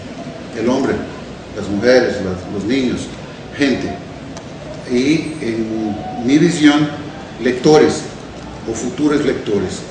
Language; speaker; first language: Spanish; non-native, fluent; Portuguese